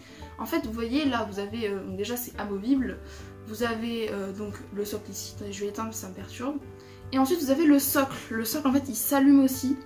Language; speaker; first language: French; native; French